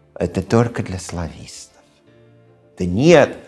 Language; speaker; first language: Russian; non-native, fluent; English